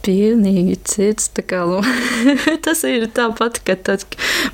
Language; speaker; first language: Latvian; non-native, learner; Japanese